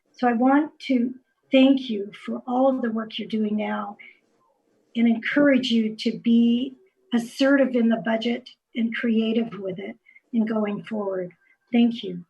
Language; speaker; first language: English; native; English